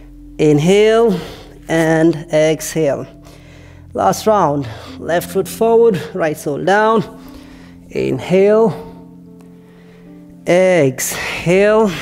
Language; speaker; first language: English; non-native, local second language; Hindi